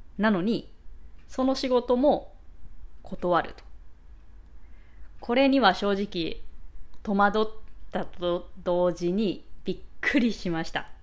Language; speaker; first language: Japanese; native; Japanese